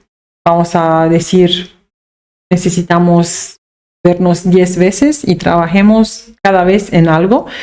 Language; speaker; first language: Spanish; non-native, fluent; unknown